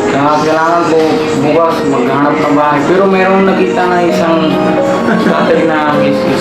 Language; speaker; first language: Filipino; non-native, learner; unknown